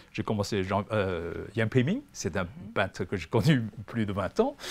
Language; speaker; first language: French; non-native, fluent; Chinese